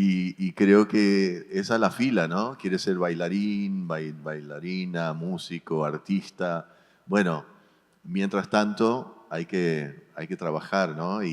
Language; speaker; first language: Spanish; early bilingual, heritage; Spanish